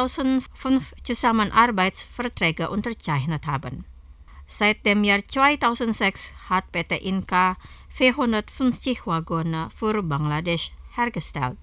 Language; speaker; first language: German; non-native, fluent; Indonesian